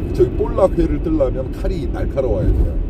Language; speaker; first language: Korean; native; Korean